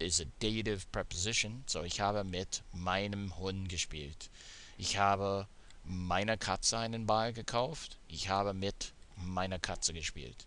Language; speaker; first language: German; non-native, fluent; English